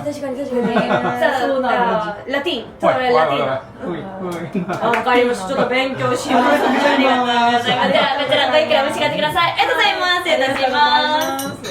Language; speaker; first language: Japanese; native; Japanese